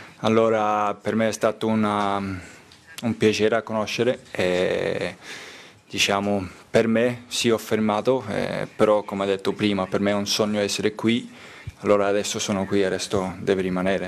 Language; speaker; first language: Italian; non-native, learner; Danish